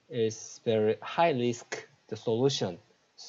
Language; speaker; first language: English; non-native, learner; Korean